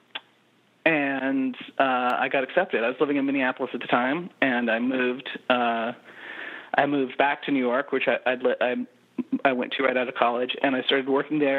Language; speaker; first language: English; native; English